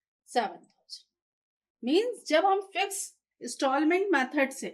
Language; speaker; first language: Hindi; native; Hindi